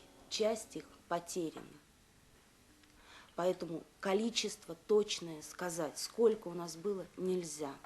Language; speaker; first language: Russian; native; Russian